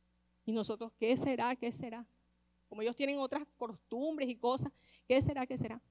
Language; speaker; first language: Spanish; native; Spanish